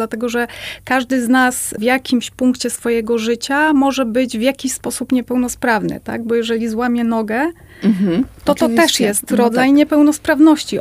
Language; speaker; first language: Polish; native; Polish